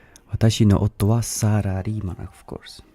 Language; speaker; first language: Japanese; non-native, learner; English